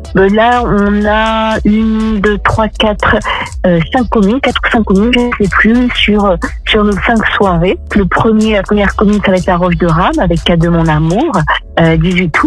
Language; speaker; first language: French; native; French